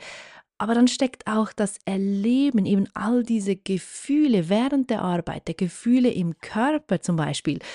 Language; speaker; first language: German; native; German